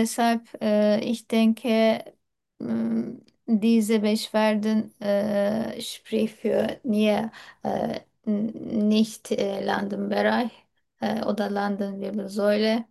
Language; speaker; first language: German; non-native, learner; Turkish